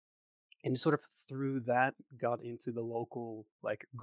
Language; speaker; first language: English; non-native, fluent; Dutch